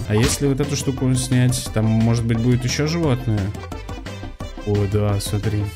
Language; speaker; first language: Russian; native; Russian